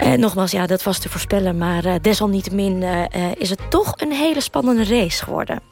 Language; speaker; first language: Dutch; early bilingual, other home language; Russian